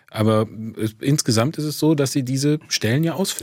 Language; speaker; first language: German; native; German